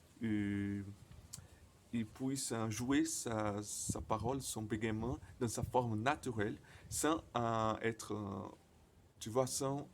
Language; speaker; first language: French; non-native, learner; Portuguese